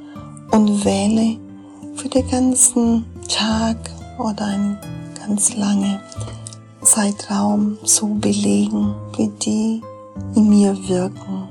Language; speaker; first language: German; non-native, fluent; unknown